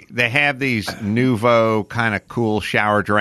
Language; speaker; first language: English; native; English